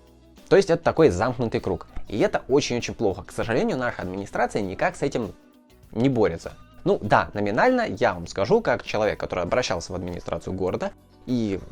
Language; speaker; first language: Russian; native; Russian